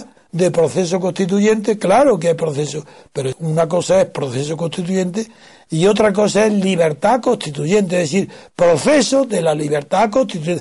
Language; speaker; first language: Spanish; native; Spanish